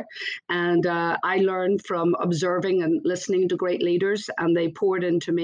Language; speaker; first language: English; native; English